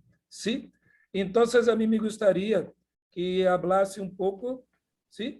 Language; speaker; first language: Portuguese; non-native, fluent; Spanish